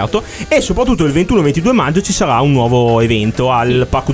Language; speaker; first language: Italian; native; Italian